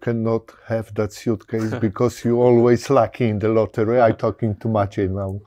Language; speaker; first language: English; non-native, learner; Polish